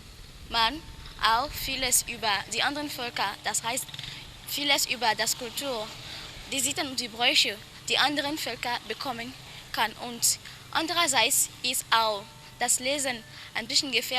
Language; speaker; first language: German; non-native, learner; French